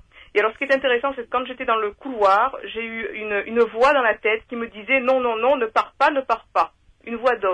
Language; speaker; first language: French; native; French